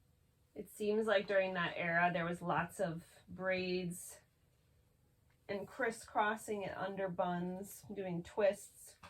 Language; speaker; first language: English; native; English